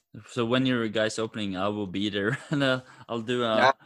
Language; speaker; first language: English; non-native, fluent; Norwegian